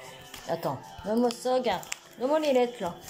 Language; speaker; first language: French; native; French